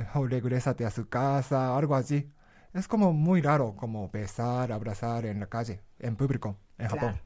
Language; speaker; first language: Spanish; non-native, learner; Japanese